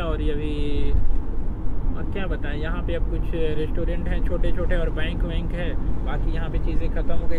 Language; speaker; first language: Hindi; native; Hindi